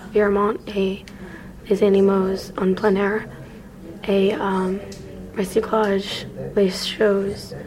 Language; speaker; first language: French; non-native, learner; English